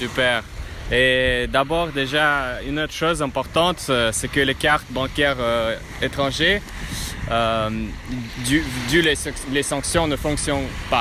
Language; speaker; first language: French; non-native, fluent; Russian